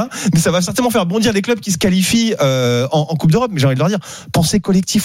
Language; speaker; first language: French; native; French